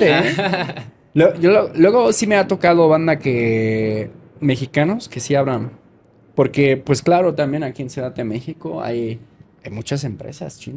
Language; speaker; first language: Spanish; native; Spanish